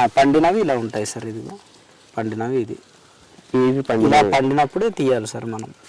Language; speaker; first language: Telugu; non-native, local second language; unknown